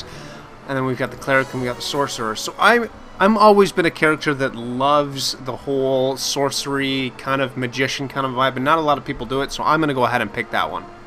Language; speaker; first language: English; native; English